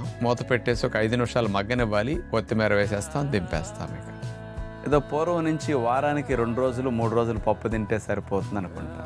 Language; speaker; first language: Telugu; native; Telugu